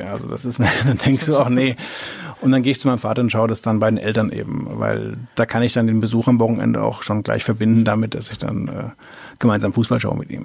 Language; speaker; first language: German; native; German